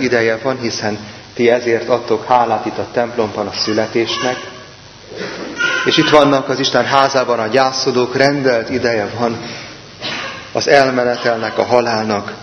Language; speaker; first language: Hungarian; native; Hungarian